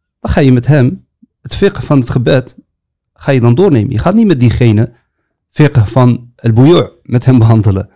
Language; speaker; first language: Dutch; early bilingual, other home language; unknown